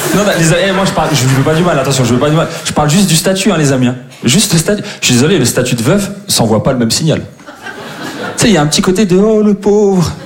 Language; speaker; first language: French; native; French